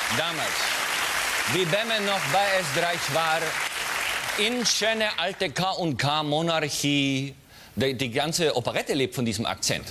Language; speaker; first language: German; native; German